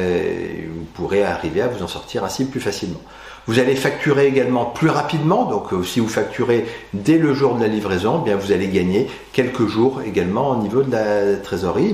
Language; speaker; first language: French; native; French